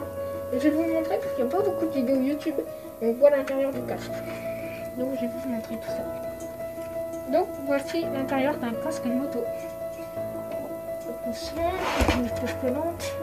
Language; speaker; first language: French; native; French